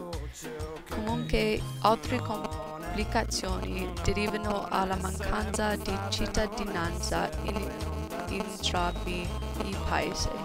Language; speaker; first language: Italian; non-native, learner; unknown